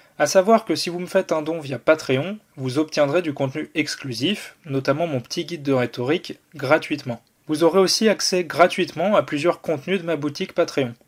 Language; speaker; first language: French; native; French